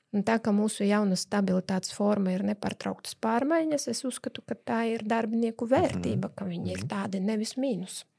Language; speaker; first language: Latvian; non-native, local second language; Russian